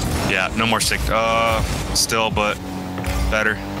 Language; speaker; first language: English; early bilingual, other home language; French